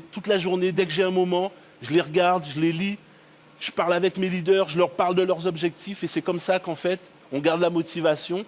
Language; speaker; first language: French; native; French